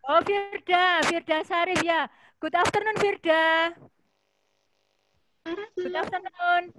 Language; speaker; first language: English; non-native, fluent; Indonesian